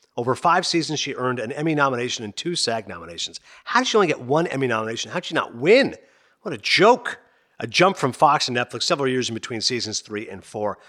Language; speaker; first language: English; native; English